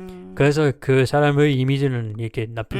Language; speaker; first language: Korean; non-native, learner; French